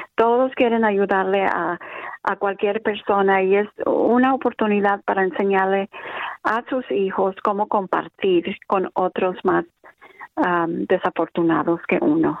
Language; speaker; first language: Spanish; early bilingual, other home language; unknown